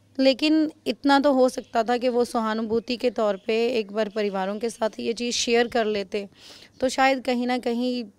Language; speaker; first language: Hindi; non-native, local second language; Punjabi